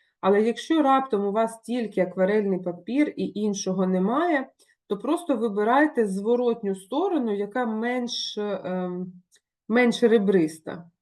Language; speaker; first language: Ukrainian; non-native, local second language; Russian